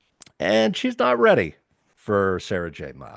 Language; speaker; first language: English; native; English